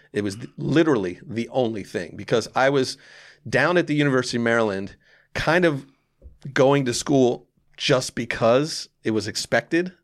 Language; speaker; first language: English; native; English